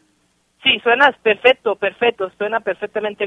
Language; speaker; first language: Spanish; native; Spanish